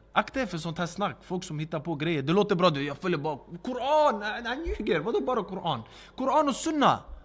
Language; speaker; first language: Swedish; early bilingual, other home language; Arabic